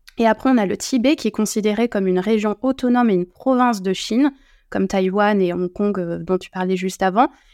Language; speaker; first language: French; native; French